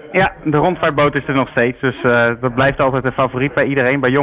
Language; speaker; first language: Dutch; native; Dutch